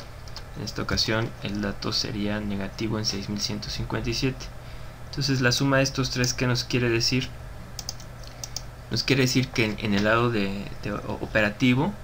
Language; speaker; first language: Spanish; native; Spanish